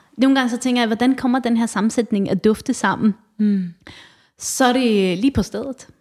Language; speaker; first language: Danish; early bilingual, other home language; Arabic